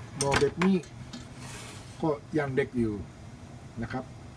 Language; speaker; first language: Thai; non-native, learner; Japanese